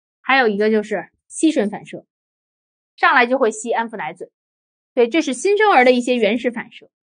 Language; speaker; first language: Chinese; native; Chinese